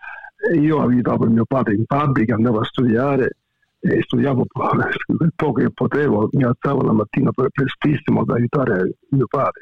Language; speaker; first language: Italian; native; Italian